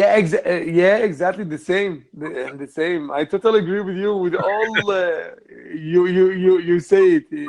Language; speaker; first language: English; non-native, learner; Arabic